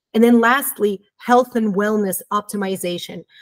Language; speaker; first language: English; early bilingual, other home language; Romanian